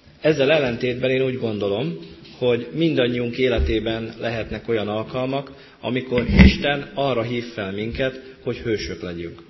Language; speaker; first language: Hungarian; native; Hungarian